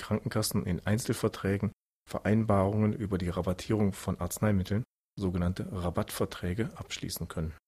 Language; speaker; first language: German; native; German